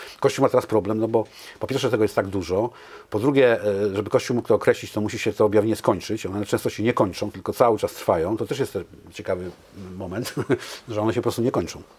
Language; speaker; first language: Polish; native; Polish